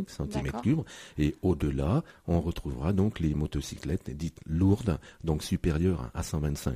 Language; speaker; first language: French; native; French